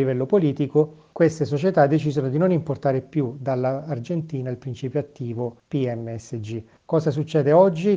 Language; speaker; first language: Italian; native; Italian